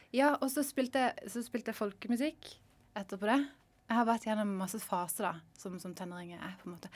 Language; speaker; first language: Norwegian; native; Norwegian